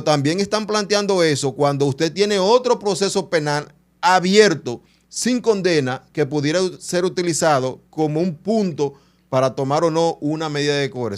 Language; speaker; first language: Spanish; native; Spanish